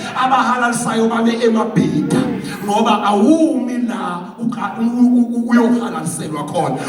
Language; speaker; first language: Zulu; native; Zulu